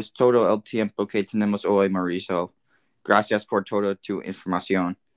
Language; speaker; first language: Spanish; non-native, learner; English